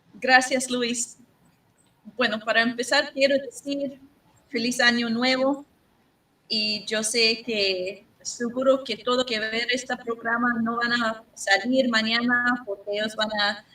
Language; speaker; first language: Spanish; non-native, learner; English